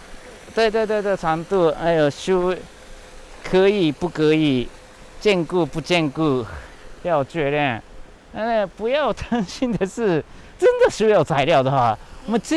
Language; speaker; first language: Chinese; non-native, fluent; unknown